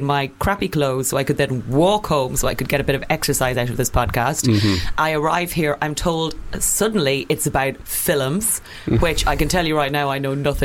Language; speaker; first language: English; native; English